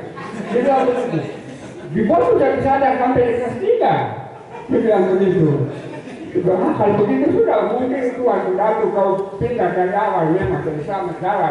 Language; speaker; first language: Indonesian; non-native, local second language; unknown